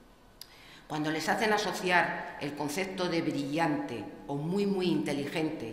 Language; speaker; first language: Spanish; native; Spanish